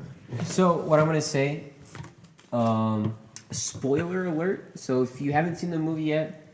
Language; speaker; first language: English; native; English